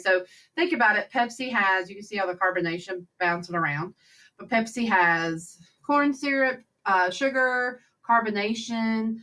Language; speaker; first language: English; native; English